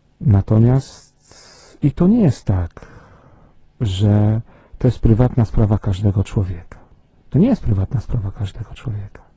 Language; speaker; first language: Polish; native; Polish